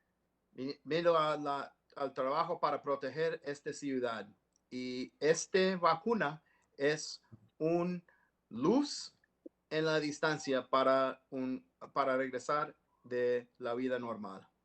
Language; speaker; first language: Spanish; non-native, learner; English